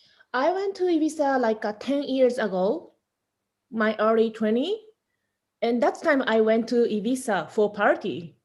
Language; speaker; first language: English; non-native, learner; Japanese